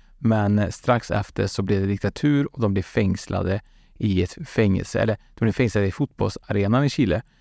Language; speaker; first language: Swedish; early bilingual, other home language; Spanish